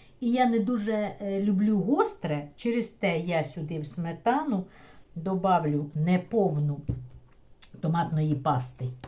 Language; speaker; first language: Ukrainian; non-native, local second language; Russian